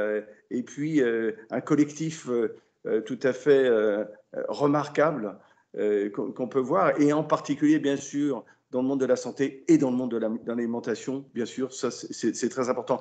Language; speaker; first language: French; native; French